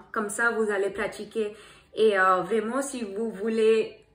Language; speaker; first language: French; non-native, learner; Hindi